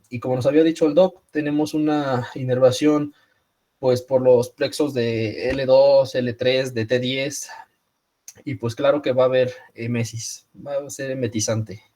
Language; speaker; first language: Spanish; native; Spanish